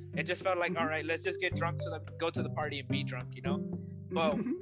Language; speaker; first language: English; native; English